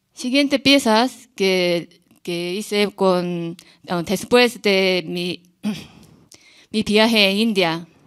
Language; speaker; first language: Spanish; non-native, learner; Korean